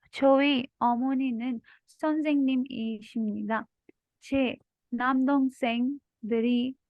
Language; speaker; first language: Korean; non-native, learner; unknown